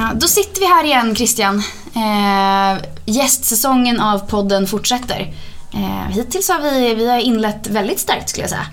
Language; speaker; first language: Swedish; native; Swedish